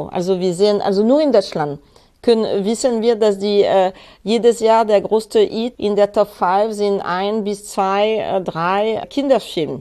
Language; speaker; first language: German; non-native, fluent; French